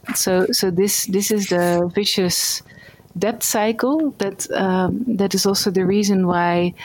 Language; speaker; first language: English; non-native, fluent; Dutch